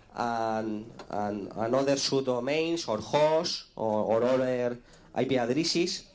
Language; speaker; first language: English; non-native, fluent; Spanish